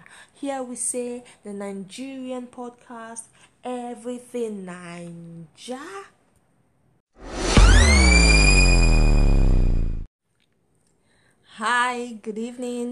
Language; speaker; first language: English; non-native, local second language; Igbo